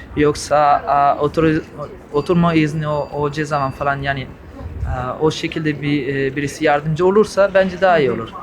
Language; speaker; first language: Turkish; early bilingual, heritage; Turkish